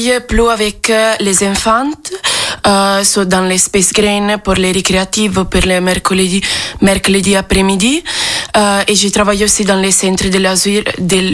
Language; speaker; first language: French; non-native, learner; Italian